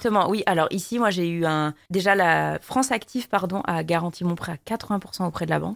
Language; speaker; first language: French; native; French